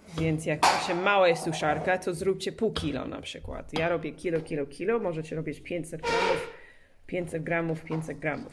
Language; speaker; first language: Polish; non-native, learner; English